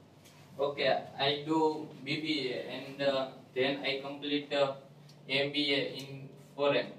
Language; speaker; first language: English; non-native, learner; Gujarati